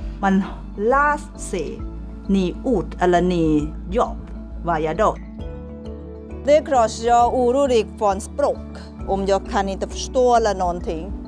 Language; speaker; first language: Swedish; non-native, learner; Thai